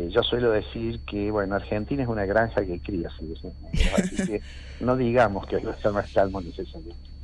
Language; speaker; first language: Spanish; native; Spanish